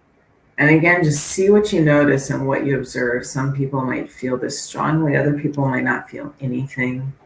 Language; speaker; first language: English; native; English